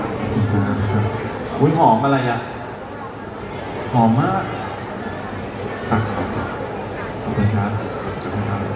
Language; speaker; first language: Thai; native; Thai